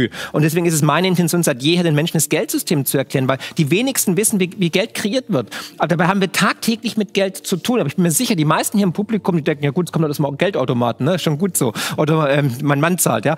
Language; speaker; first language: German; native; German